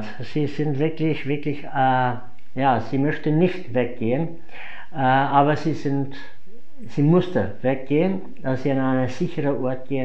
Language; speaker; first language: German; non-native, fluent; English